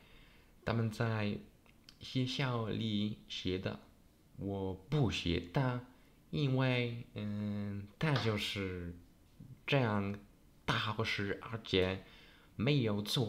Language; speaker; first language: Chinese; non-native, learner; Polish